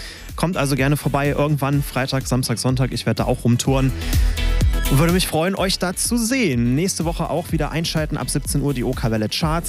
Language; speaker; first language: German; native; German